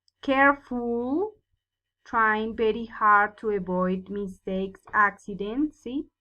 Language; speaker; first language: English; non-native, fluent; Spanish